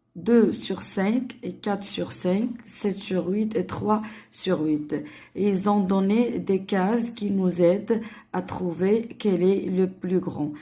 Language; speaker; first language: French; non-native, local second language; Arabic